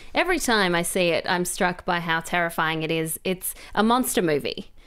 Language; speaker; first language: English; native; English